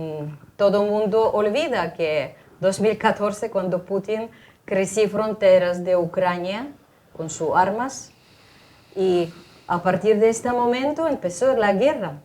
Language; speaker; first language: Spanish; non-native, fluent; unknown